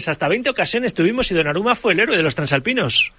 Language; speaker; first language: Spanish; native; Spanish